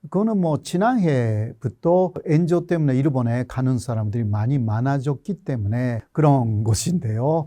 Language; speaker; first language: Korean; non-native, fluent; Japanese